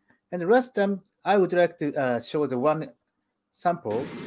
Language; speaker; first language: English; non-native, learner; Japanese